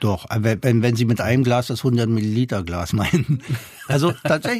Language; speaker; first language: German; non-native, fluent; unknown